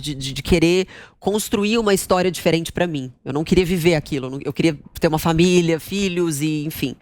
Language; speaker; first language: Portuguese; native; Portuguese